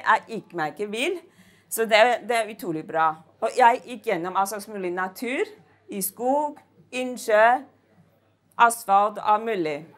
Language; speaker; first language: Norwegian; non-native, fluent; Chinese